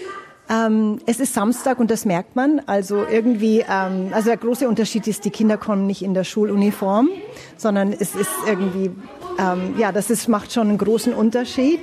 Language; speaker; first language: German; native; German